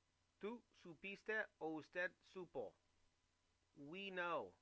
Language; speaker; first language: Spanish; non-native, fluent; English